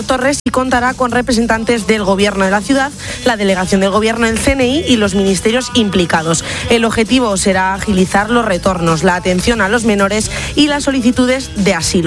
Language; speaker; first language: Spanish; native; Spanish